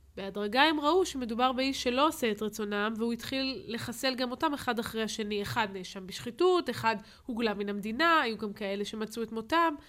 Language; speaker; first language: Hebrew; native; Hebrew